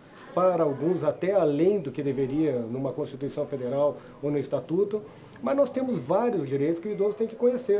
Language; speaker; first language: Portuguese; native; Portuguese